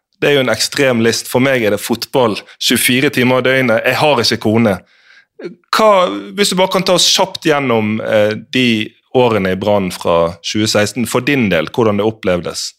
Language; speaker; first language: Norwegian; native; Norwegian